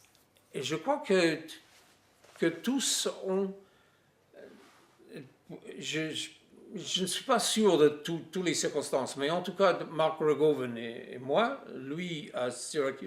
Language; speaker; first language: French; non-native, fluent; English